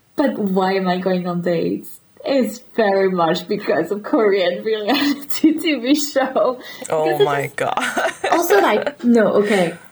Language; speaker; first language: English; non-native, fluent; French